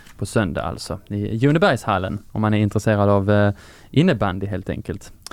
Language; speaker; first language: Swedish; native; Swedish